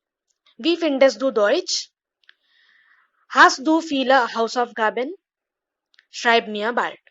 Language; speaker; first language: German; non-native, fluent; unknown